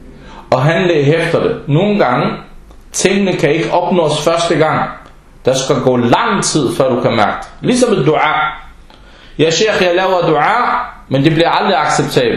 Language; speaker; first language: Danish; non-native, fluent; Arabic